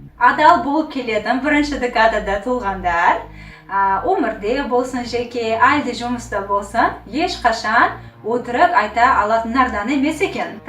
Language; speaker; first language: Kazakh; non-native, local second language; Russian